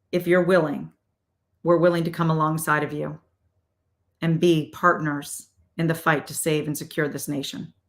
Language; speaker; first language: English; native; English